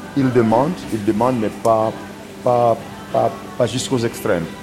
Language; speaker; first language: French; non-native, local second language; Lingala